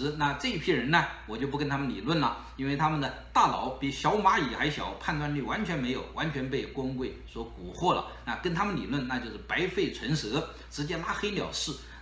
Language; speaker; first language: Chinese; native; Chinese